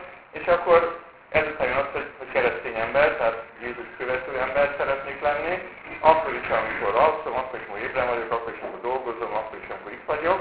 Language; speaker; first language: Hungarian; native; Hungarian